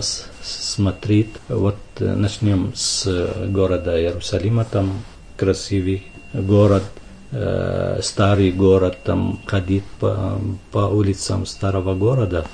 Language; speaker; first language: Russian; non-native, fluent; Arabic